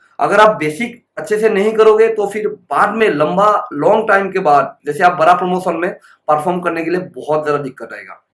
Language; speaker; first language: Hindi; non-native, local second language; Assamese